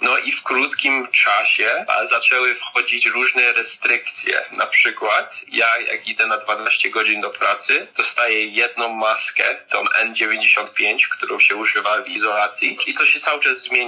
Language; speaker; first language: Polish; early bilingual, heritage; Polish